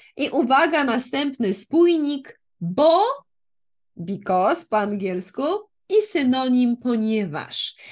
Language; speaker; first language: Polish; native; Polish